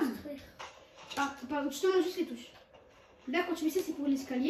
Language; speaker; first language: French; native; French